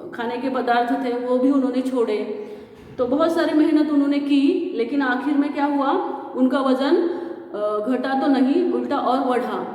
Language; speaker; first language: Hindi; non-native, local second language; Marathi